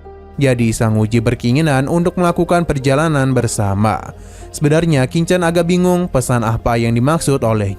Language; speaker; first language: Indonesian; native; Indonesian